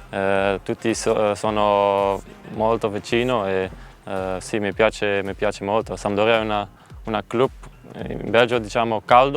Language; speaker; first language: Italian; non-native, learner; Dutch